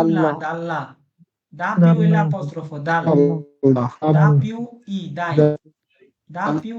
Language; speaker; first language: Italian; non-native, fluent; Bangla